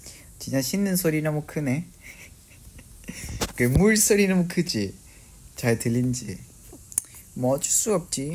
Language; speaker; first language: Korean; non-native, fluent; Vietnamese